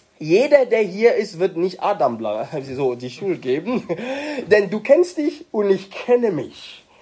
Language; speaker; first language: German; non-native, fluent; French